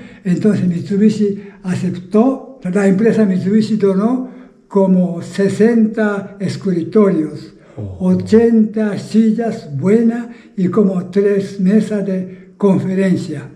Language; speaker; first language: Spanish; non-native, fluent; Japanese